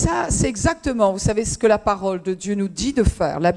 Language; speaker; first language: French; native; French